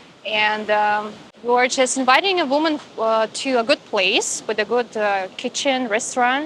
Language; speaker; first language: English; non-native, fluent; Russian